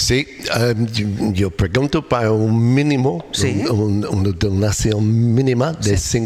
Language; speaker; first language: Spanish; non-native, learner; English